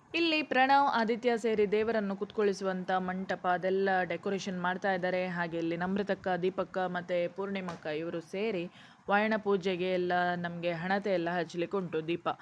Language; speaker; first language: Kannada; native; Kannada